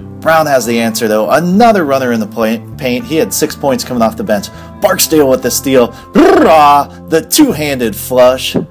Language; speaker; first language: English; native; English